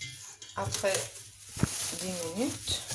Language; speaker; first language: French; non-native, local second language; Arabic